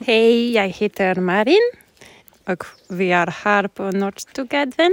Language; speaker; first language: Swedish; non-native, learner; French